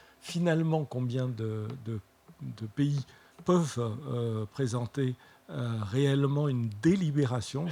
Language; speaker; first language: French; native; French